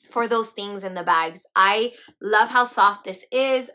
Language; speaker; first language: English; native; English